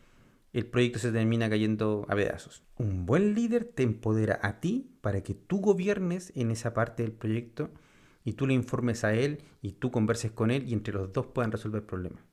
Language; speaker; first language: Spanish; native; Spanish